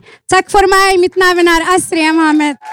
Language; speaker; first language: Norwegian; non-native, fluent; Arabic